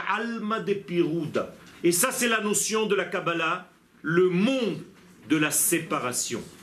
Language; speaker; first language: French; non-native, fluent; Hebrew